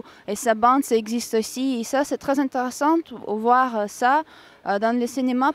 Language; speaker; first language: French; non-native, fluent; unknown